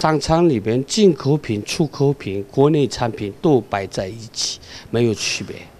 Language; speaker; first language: Chinese; non-native, fluent; Korean